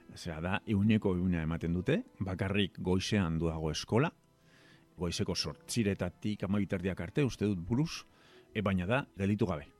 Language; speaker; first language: Basque; non-native, local second language; Spanish